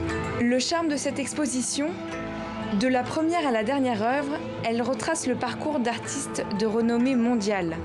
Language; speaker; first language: French; native; French